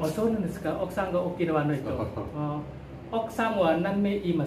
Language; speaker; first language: Japanese; non-native, learner; Thai